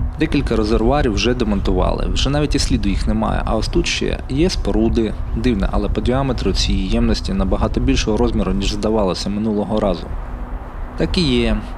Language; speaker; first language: Ukrainian; non-native, local second language; Russian